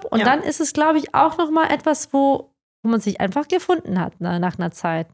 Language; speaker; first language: German; native; German